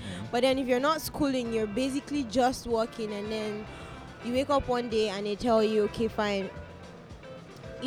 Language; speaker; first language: English; non-native, local second language; Hausa